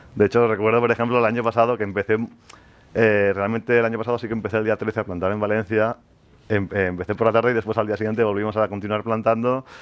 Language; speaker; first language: Spanish; native; Spanish